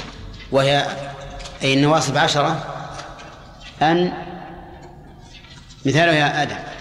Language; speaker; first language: Arabic; native; Arabic